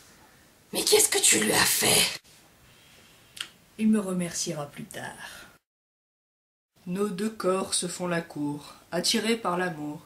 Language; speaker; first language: French; native; French